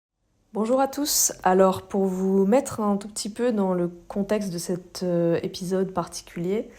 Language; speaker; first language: French; native; French